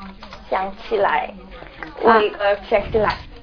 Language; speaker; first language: Chinese; non-native, learner; Korean